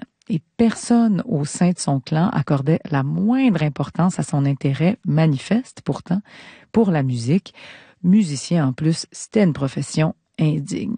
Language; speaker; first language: French; native; French